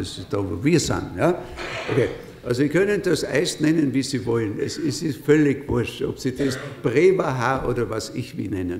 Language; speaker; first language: German; native; German